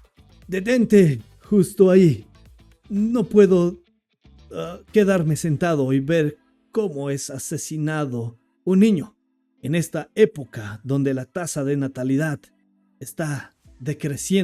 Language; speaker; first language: Spanish; non-native, fluent; English